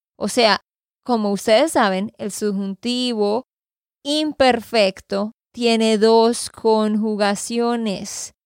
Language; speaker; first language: Spanish; native; Spanish